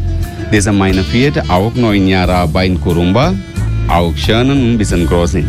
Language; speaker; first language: German; non-native, learner; Sinhala